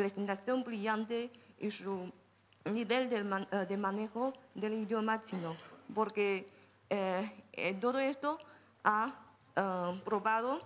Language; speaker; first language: Spanish; non-native, fluent; Chinese